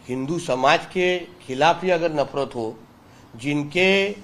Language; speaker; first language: Hindi; non-native, local second language; Marathi